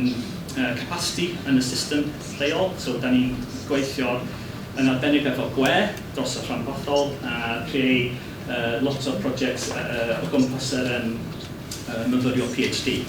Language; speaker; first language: Welsh; non-native, learner; English